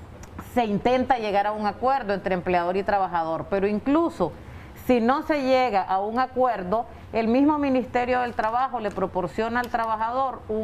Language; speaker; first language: Spanish; native; Spanish